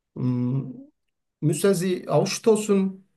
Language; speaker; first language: German; non-native, learner; Turkish